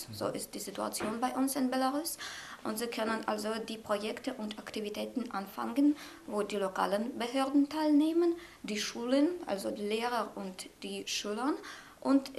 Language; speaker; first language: German; non-native, fluent; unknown